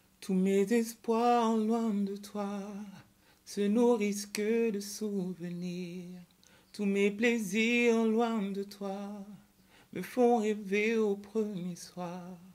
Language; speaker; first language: French; early bilingual, other home language; Lingala